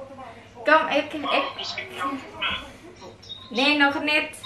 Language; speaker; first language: Dutch; non-native, learner; Filipino